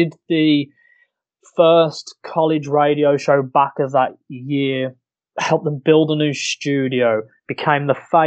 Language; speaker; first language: English; native; English